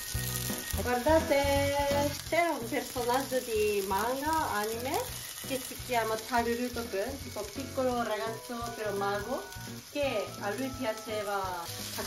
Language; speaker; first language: Italian; non-native, fluent; Japanese